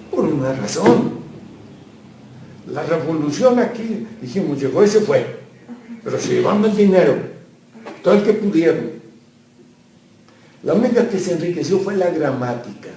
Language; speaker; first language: Spanish; native; Spanish